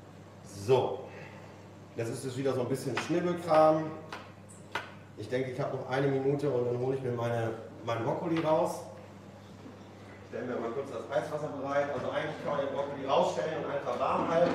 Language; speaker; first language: German; native; German